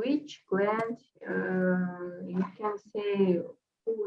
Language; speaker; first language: English; non-native, fluent; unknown